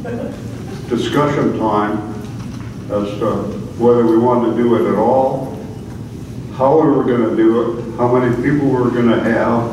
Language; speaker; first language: English; native; English